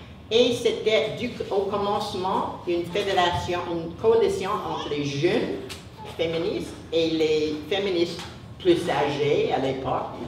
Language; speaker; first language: French; non-native, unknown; English